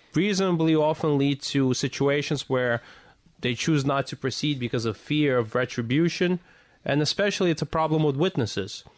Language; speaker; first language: English; early bilingual, other home language; Russian